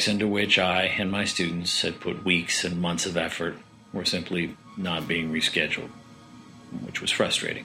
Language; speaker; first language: English; native; English